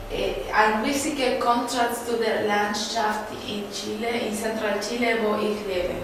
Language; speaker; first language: German; non-native, fluent; Spanish